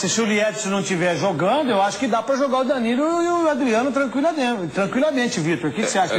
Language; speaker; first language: Portuguese; native; Portuguese